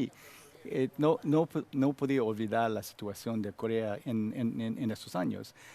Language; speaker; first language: Spanish; non-native, learner; Korean